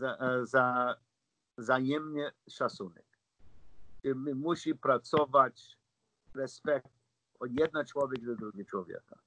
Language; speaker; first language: Polish; non-native, learner; English